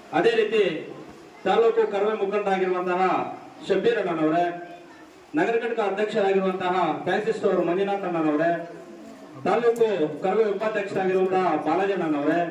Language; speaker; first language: Kannada; non-native, local second language; Urdu